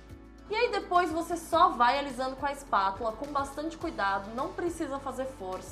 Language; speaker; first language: Portuguese; native; Portuguese